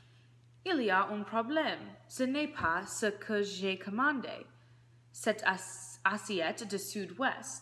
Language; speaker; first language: French; non-native, learner; English